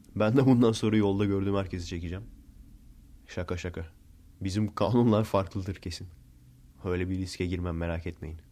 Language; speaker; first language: Turkish; early bilingual, heritage; Turkish